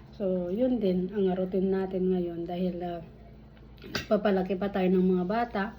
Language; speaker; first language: Filipino; non-native, local second language; Iloko